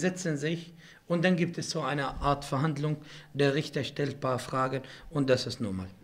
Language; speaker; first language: German; non-native, fluent; Arabic